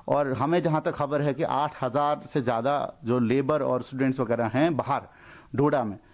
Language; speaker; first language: Hindi; non-native, local second language; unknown